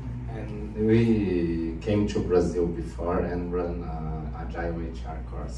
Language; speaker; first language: English; non-native, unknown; Portuguese